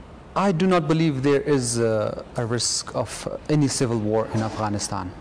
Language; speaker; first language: English; non-native, fluent; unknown